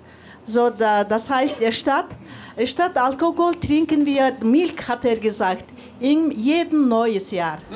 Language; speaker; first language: German; non-native, fluent; Mongolian